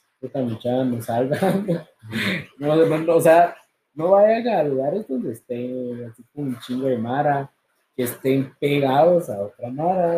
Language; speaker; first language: Spanish; native; Spanish